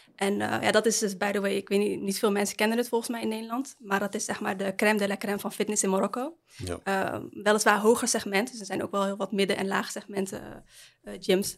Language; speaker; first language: Dutch; early bilingual, other home language; Arabic